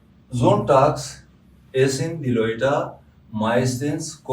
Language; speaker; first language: German; non-native, learner; Pashto